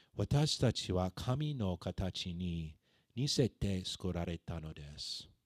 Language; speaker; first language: Japanese; non-native, fluent; English